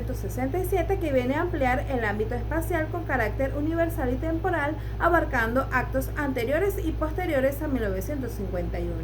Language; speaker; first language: Spanish; native; Spanish